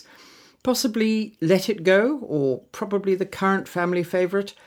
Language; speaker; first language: English; native; English